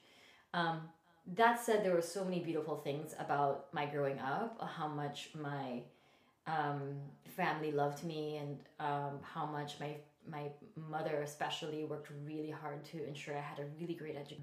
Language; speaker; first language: English; non-native, local second language; Filipino